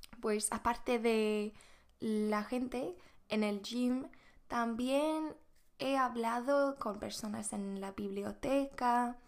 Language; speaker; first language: Spanish; non-native, fluent; Swedish